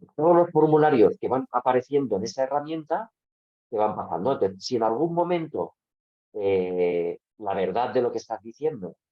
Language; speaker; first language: Spanish; non-native, local second language; Catalan